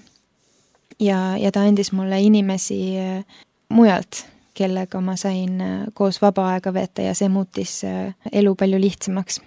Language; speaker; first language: Estonian; early bilingual, other home language; Finnish